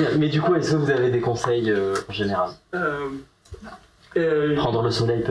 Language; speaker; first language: French; native; French